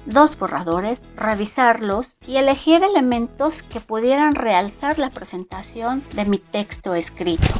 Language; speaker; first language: Spanish; native; Spanish